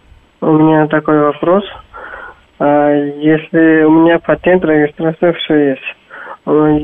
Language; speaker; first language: Russian; non-native, learner; Tajik